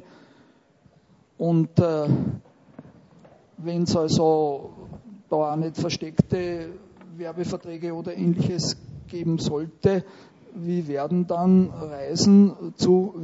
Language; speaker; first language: German; native; German